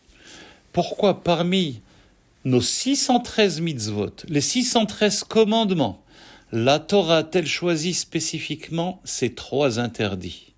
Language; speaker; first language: French; native; French